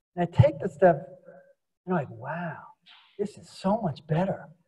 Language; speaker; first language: English; native; English